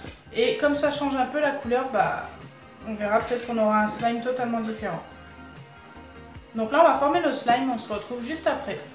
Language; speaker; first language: French; native; French